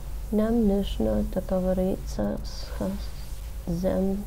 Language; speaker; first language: Russian; non-native, learner; English